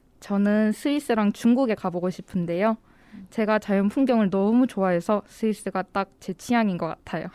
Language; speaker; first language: Korean; native; Korean